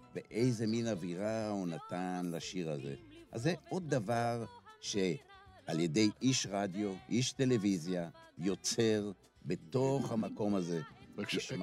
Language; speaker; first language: Hebrew; native; Hebrew